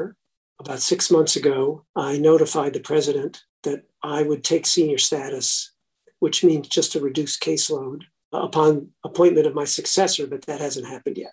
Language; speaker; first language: English; native; English